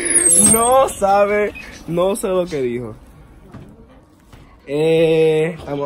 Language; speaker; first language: Spanish; early bilingual, heritage; English